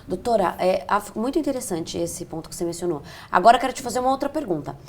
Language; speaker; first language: Portuguese; native; Portuguese